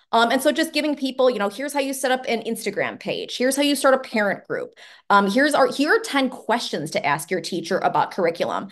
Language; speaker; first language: English; native; English